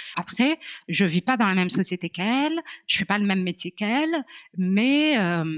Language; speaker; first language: French; non-native, local second language; Arabic